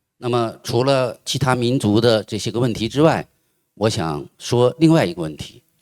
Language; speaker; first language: Chinese; native; Chinese